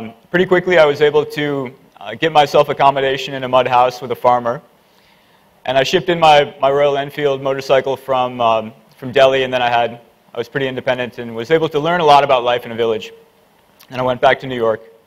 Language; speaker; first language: English; native; English